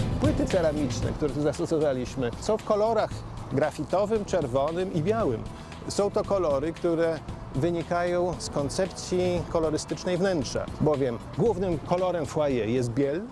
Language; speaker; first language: Polish; native; Polish